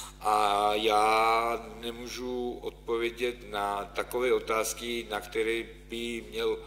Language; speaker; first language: Czech; non-native, fluent; Ukrainian